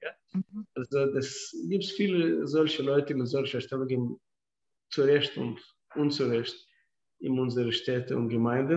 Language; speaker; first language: German; non-native, fluent; Russian